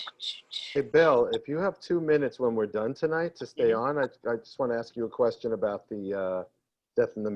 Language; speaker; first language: English; native; English